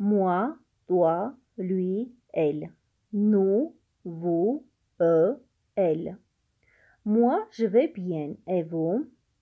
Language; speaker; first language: French; non-native, fluent; Armenian